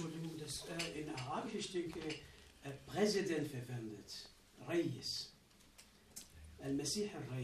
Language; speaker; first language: German; non-native, learner; Arabic